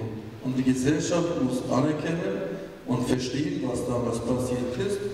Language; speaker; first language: German; non-native, fluent; Turkish